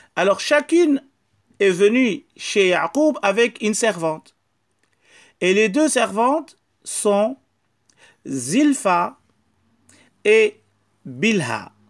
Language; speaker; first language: French; non-native, local second language; Wolof